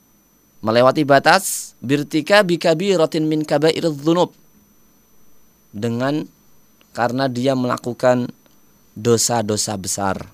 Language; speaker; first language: Indonesian; native; Indonesian